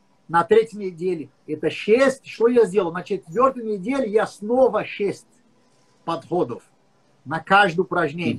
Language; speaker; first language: Russian; non-native, learner; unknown